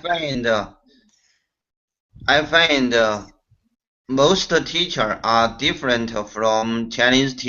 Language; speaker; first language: English; non-native, learner; Chinese